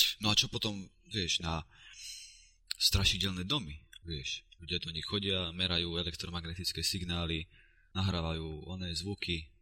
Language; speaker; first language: Slovak; native; Slovak